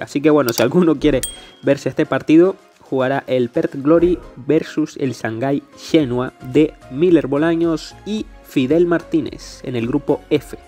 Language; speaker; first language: Spanish; native; Spanish